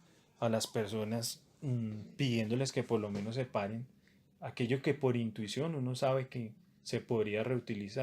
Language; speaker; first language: Spanish; native; Spanish